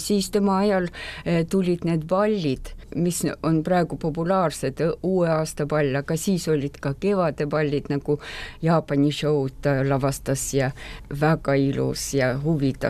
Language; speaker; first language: Estonian; non-native, fluent; Russian